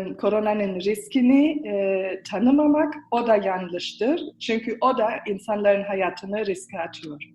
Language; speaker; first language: Turkish; early bilingual, heritage; Turkish